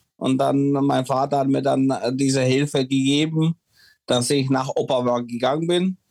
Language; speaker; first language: German; early bilingual, other home language; Czech